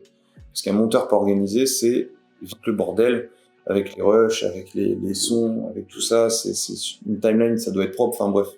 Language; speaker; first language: French; native; French